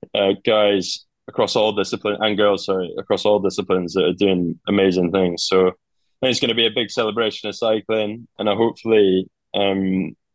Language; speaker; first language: English; native; English